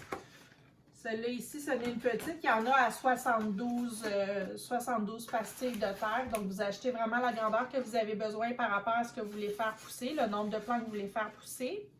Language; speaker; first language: French; native; French